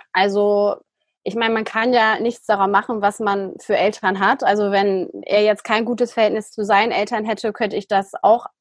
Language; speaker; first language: German; native; German